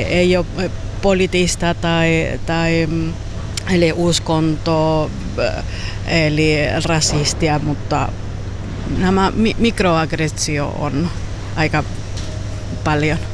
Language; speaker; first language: Finnish; non-native, learner; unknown